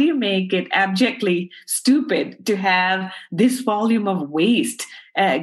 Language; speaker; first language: English; non-native, local second language; Urdu